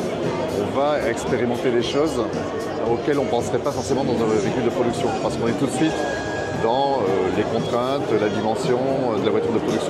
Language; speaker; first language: French; native; French